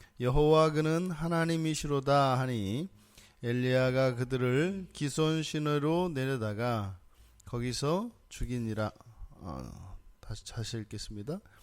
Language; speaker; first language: Korean; native; Korean